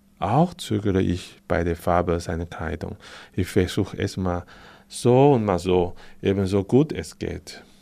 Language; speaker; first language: German; non-native, fluent; Chinese